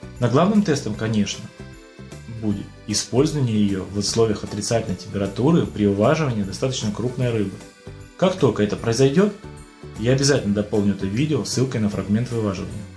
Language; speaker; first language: Russian; native; Russian